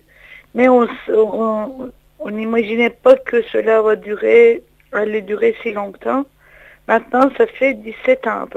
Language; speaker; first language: French; non-native, fluent; Turkish